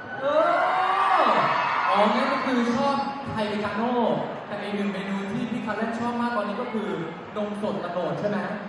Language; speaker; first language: Thai; native; Thai